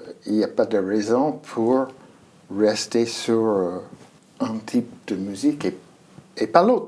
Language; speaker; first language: French; non-native, fluent; English